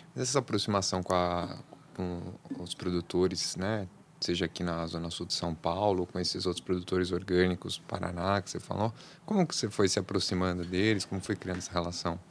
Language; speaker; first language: Portuguese; native; Portuguese